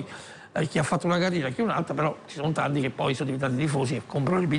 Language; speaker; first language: Italian; native; Italian